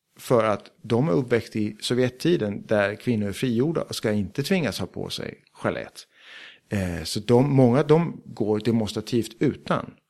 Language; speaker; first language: Swedish; early bilingual, heritage; Swedish